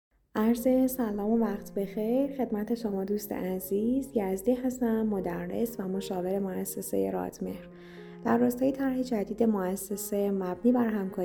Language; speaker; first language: Persian; native; Persian